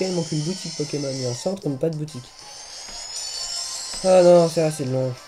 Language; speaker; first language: French; native; French